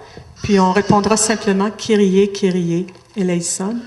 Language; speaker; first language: French; native; French